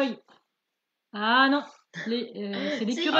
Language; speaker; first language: French; native; French